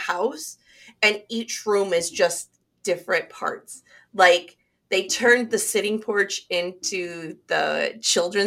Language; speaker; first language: English; native; English